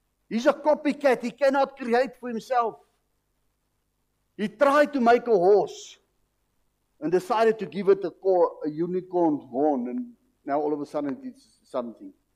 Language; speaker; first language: English; non-native, local second language; Afrikaans